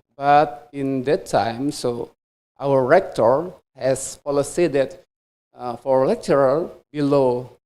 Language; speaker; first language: English; non-native, fluent; Indonesian